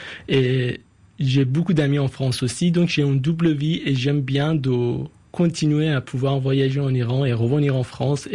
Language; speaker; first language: French; non-native, fluent; Persian